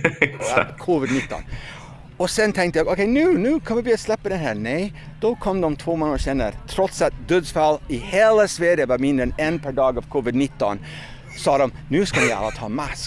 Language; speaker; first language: Swedish; non-native, fluent; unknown